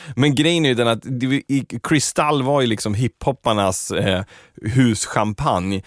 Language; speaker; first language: Swedish; native; Swedish